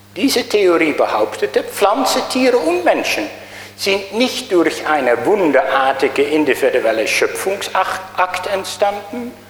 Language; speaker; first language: German; native; German